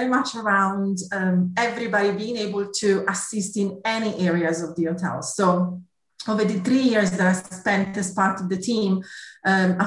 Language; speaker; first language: English; non-native, fluent; Italian